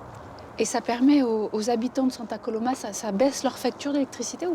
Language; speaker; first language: French; native; French